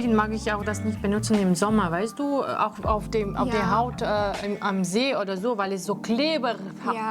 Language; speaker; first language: German; non-native, fluent; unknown